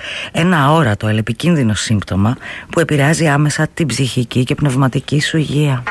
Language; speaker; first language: Greek; native; Greek